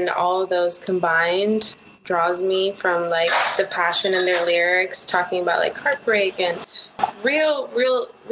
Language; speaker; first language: English; early bilingual, other home language; Spanish